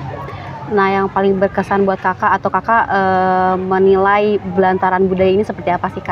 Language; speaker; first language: Indonesian; native; Indonesian